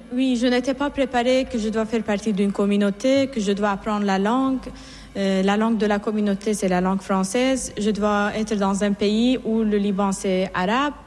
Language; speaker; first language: French; non-native, fluent; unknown